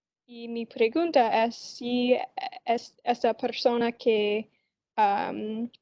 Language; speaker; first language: Spanish; non-native, learner; English